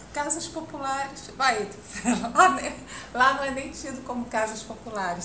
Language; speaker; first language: Portuguese; native; Portuguese